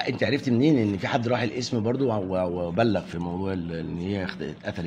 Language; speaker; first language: Arabic; native; Arabic